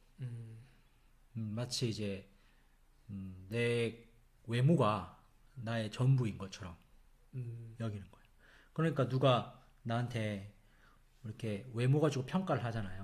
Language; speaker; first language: Korean; native; Korean